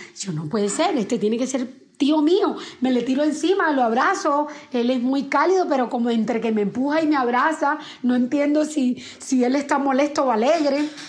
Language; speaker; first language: Spanish; native; Spanish